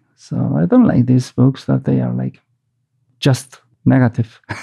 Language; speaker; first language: English; non-native, fluent; Spanish